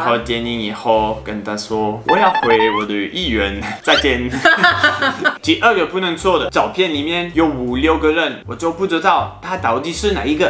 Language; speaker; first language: Chinese; non-native, fluent; French